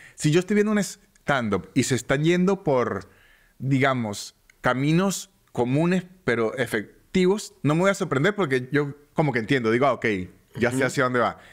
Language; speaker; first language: Spanish; native; Spanish